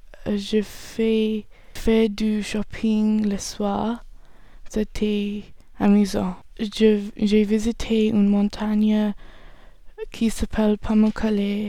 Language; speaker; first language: French; non-native, learner; English